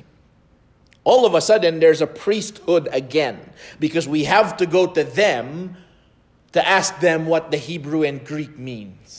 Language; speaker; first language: English; non-native, local second language; Filipino